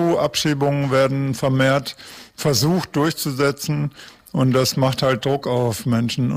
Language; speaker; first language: German; native; German